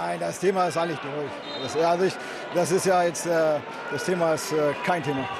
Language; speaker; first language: German; native; German